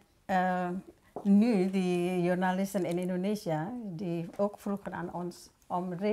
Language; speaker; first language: Dutch; non-native, fluent; Indonesian